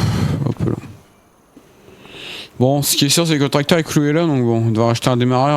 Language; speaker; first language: French; native; French